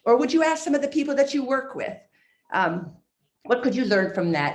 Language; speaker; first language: English; native; English